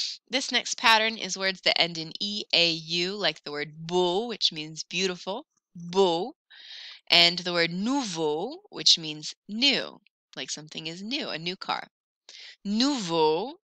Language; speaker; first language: English; native; English